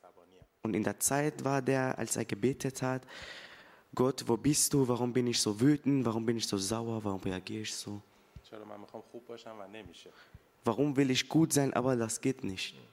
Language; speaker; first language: German; early bilingual, other home language; Persian